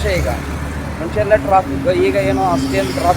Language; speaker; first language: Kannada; non-native, local second language; Tamil